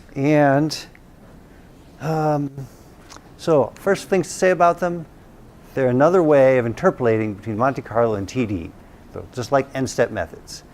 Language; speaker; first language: English; native; English